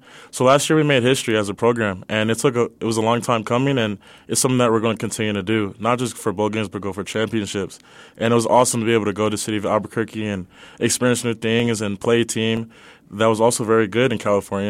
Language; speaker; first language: English; native; English